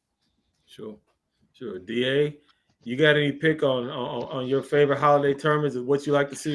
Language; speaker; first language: English; native; English